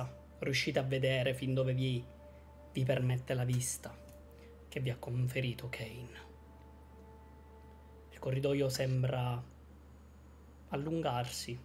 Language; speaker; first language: Italian; native; Italian